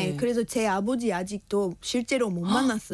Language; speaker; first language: Korean; non-native, learner; English